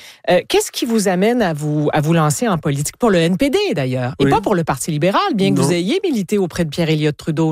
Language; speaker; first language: French; native; French